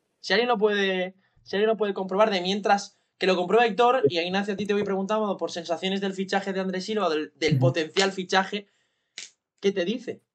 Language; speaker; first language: Spanish; native; Spanish